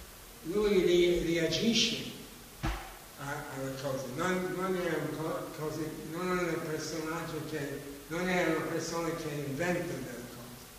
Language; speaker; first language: Italian; non-native, fluent; English